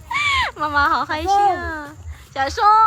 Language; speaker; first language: Chinese; non-native, learner; Vietnamese